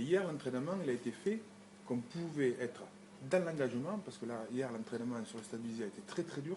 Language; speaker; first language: French; native; French